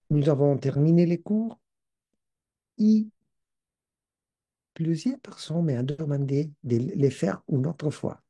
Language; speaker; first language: French; non-native, learner; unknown